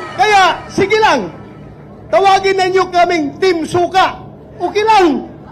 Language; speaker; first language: Filipino; non-native, local second language; Cebuano